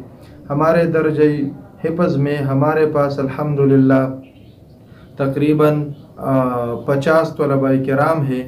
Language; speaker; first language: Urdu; non-native, local second language; Pashto